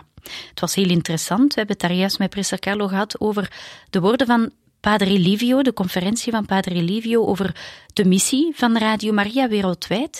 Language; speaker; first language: Dutch; native; Dutch